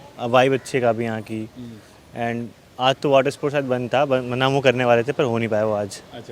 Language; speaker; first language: Hindi; native; Hindi